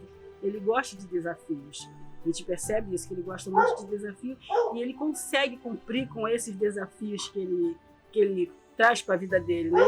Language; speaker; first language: Portuguese; native; Portuguese